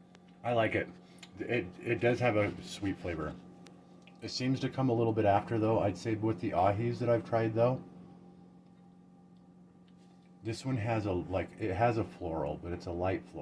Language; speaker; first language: English; native; English